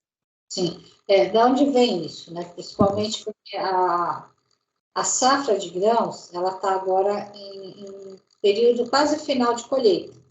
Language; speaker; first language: Portuguese; native; Portuguese